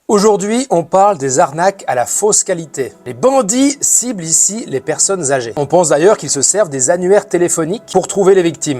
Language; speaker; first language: French; native; French